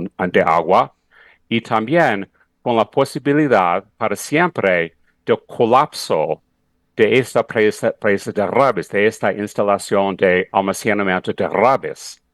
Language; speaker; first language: Spanish; non-native, fluent; English